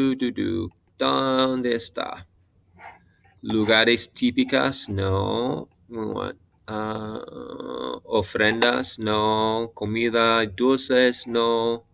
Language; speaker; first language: Spanish; non-native, fluent; English